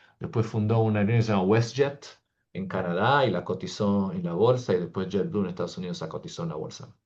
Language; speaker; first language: Spanish; early bilingual, heritage; Spanish